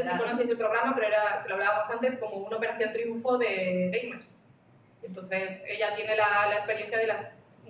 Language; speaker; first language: Spanish; native; Spanish